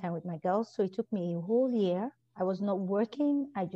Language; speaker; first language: English; non-native, local second language; Igbo